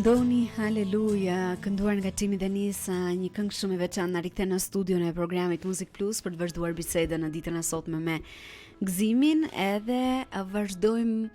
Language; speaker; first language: Albanian; native; Albanian